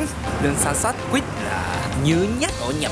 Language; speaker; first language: Vietnamese; non-native, learner; Japanese